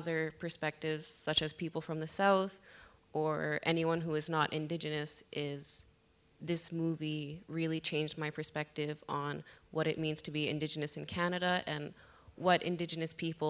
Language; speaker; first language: English; native; English